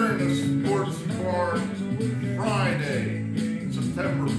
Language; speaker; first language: English; native; English